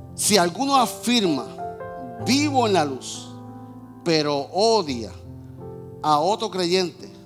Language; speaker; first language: Spanish; native; Spanish